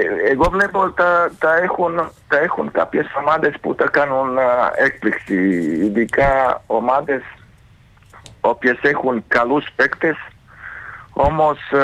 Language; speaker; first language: Greek; non-native, fluent; Serbian